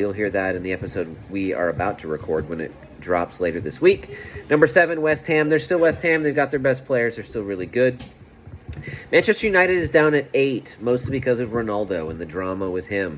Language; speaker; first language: English; native; English